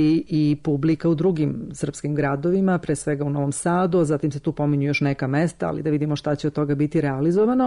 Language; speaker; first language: Serbian; native; Serbian